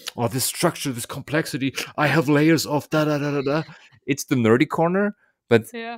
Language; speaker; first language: English; non-native, fluent; German